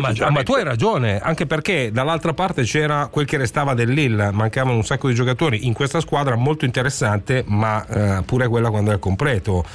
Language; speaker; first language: Italian; native; Italian